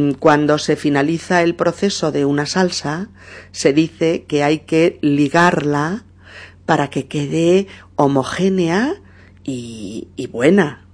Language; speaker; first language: Spanish; native; Spanish